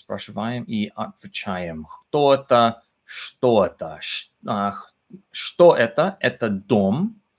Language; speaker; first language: Russian; non-native, learner; English